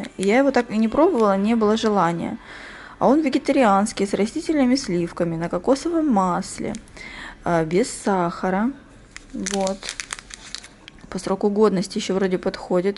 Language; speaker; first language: Russian; native; Russian